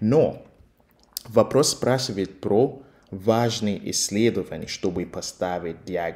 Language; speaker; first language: Russian; non-native, fluent; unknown